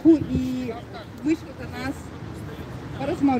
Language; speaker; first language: Ukrainian; non-native, learner; Belarusian